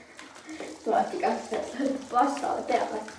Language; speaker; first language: Estonian; early bilingual, heritage; Estonian